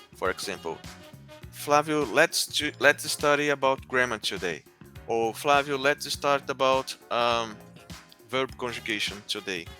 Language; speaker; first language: English; non-native, learner; Portuguese